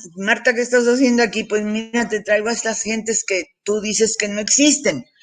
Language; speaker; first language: Spanish; early bilingual, heritage; Spanish